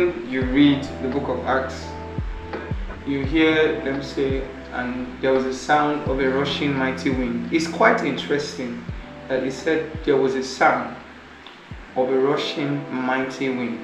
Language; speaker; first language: English; non-native, local second language; Bini